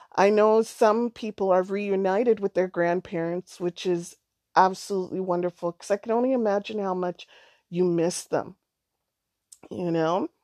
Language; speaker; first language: English; native; English